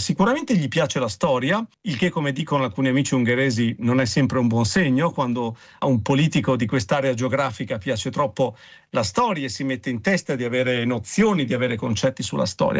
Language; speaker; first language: Italian; native; Italian